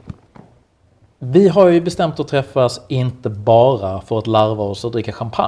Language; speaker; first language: Swedish; native; Swedish